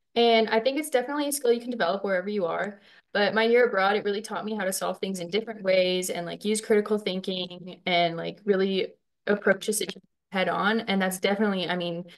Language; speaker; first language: English; native; English